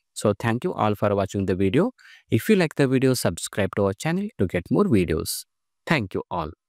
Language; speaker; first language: English; non-native, local second language; Kannada